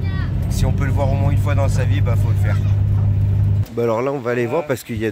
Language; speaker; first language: French; native; French